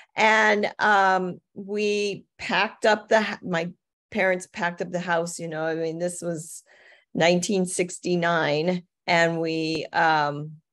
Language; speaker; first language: English; native; English